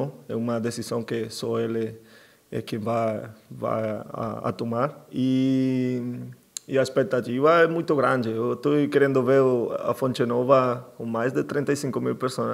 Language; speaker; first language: Portuguese; non-native, fluent; Spanish